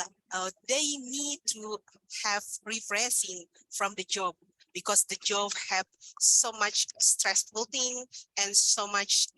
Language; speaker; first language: English; non-native, learner; Indonesian